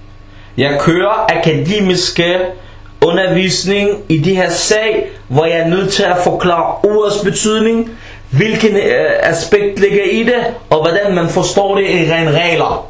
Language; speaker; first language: Danish; early bilingual, other home language; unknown